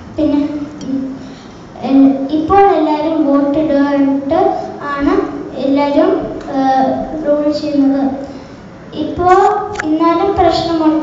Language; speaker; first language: Malayalam; early bilingual, heritage; Malayalam